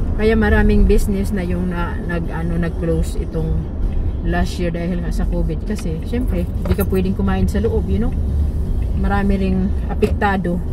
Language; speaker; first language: Filipino; native; Filipino